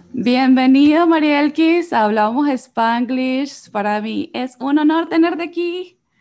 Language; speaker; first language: Spanish; native; Spanish